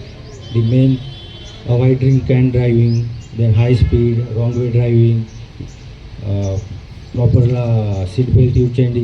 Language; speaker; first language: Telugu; non-native, learner; Hindi